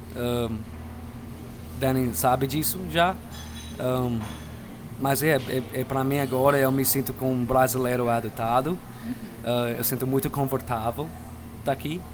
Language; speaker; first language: Portuguese; non-native, learner; English